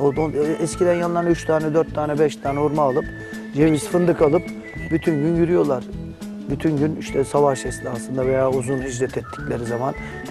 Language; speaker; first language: Turkish; native; Turkish